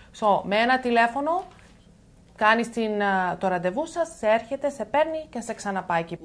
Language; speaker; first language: Greek; early bilingual, heritage; Greek